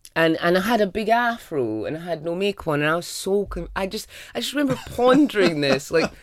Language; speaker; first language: English; native; English